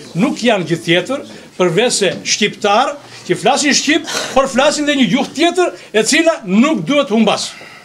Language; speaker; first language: Albanian; non-native, local second language; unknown